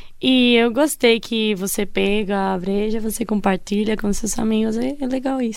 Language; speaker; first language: Portuguese; non-native, fluent; Spanish